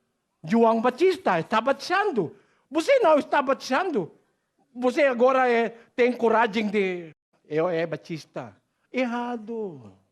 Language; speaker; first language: Portuguese; non-native, learner; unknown